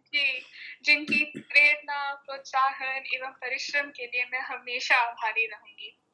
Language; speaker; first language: Hindi; early bilingual, heritage; Punjabi